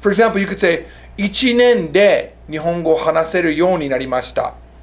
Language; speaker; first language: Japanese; non-native, fluent; English